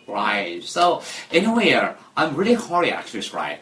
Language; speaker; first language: English; non-native, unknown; Korean